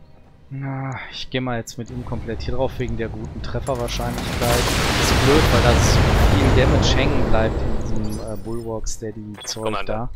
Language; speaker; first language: German; native; German